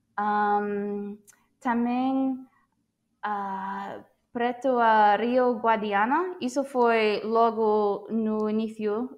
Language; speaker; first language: Portuguese; non-native, fluent; English